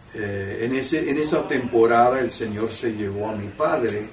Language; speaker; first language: Spanish; early bilingual, heritage; Spanish